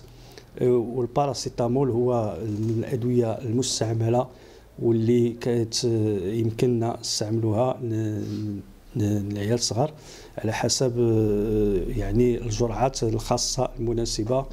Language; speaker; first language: Arabic; native; Arabic